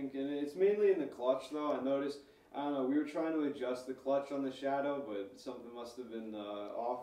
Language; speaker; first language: English; native; English